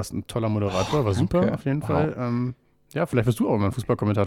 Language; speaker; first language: German; native; German